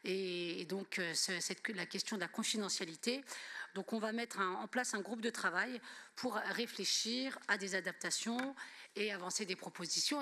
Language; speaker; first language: French; native; French